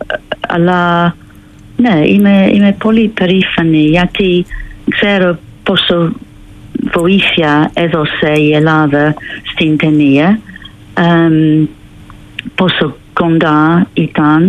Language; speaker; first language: Greek; non-native, learner; English